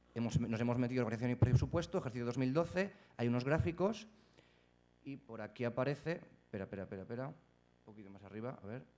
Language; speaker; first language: Spanish; native; Spanish